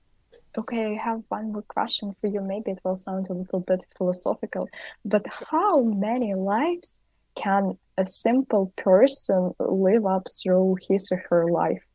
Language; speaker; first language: English; non-native, fluent; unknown